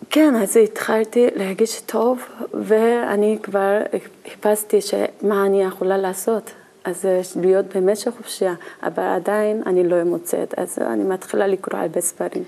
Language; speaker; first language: Hebrew; non-native, learner; Korean